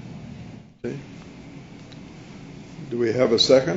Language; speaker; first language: English; native; English